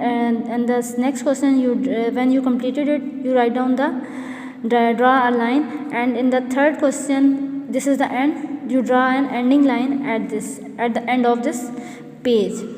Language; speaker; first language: English; non-native, local second language; Urdu